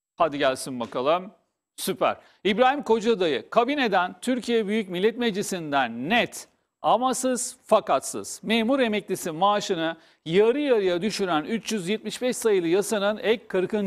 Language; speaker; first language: Turkish; native; Turkish